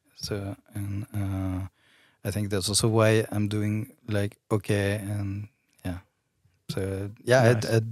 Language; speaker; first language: English; non-native, fluent; French